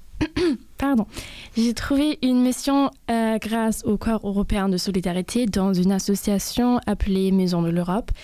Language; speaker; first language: French; non-native, fluent; German